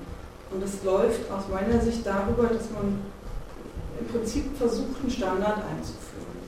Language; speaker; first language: German; native; German